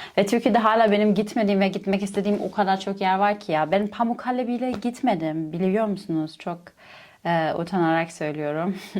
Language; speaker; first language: Turkish; non-native, fluent; German